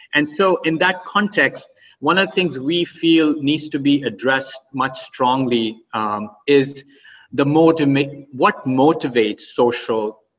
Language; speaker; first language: English; non-native, fluent; Arabic